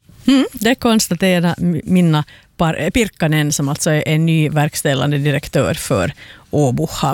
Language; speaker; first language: Swedish; native; Swedish